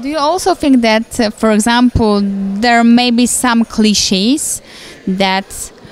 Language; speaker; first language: English; non-native, fluent; Polish